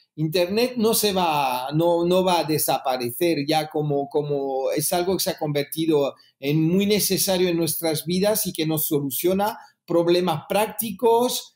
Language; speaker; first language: Spanish; early bilingual, heritage; French